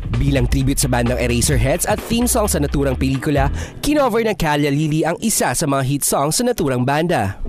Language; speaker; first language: Filipino; non-native, local second language; Iloko